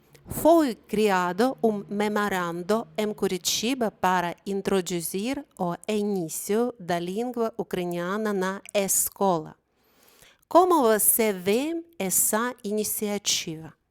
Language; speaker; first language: Portuguese; non-native, fluent; Ukrainian